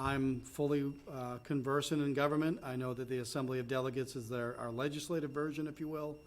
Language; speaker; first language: English; native; English